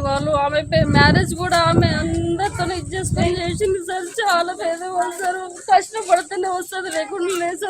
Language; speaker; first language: Telugu; native; Telugu